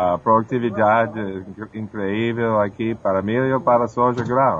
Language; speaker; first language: Portuguese; non-native, fluent; English